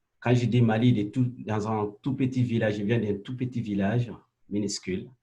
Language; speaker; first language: French; non-native, local second language; Bambara